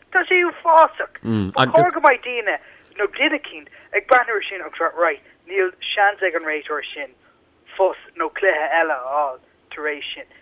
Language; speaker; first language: Irish; non-native, local second language; English